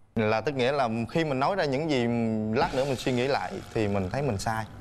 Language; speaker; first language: Vietnamese; native; Vietnamese